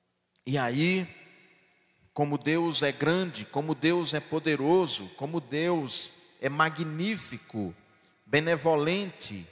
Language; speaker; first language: Portuguese; native; Portuguese